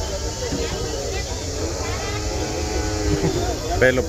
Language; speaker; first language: Spanish; native; Spanish